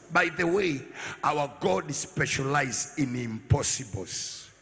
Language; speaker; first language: English; non-native, local second language; Swahili